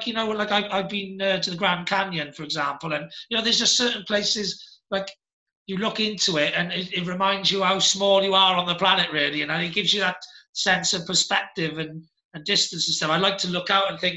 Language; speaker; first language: English; native; English